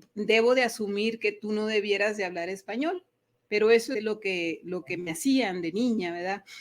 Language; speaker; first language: Spanish; early bilingual, other home language; English